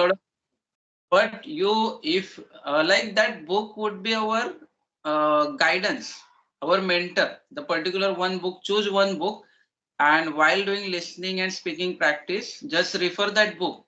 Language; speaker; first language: English; non-native, learner; Marathi